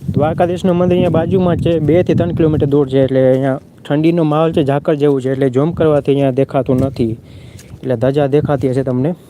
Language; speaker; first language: Gujarati; native; Gujarati